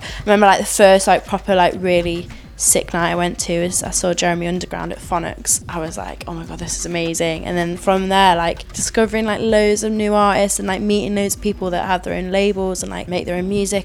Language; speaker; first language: English; native; English